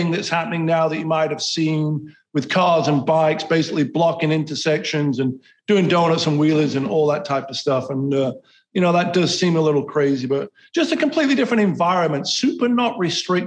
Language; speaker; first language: English; native; English